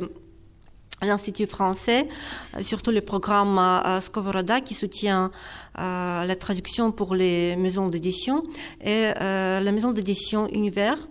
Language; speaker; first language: French; non-native, fluent; Ukrainian